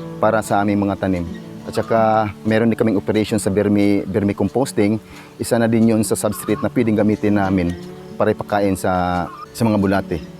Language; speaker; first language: Filipino; non-native, local second language; Waray